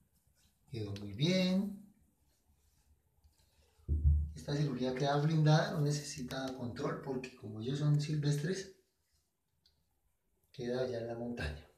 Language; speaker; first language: Spanish; native; Spanish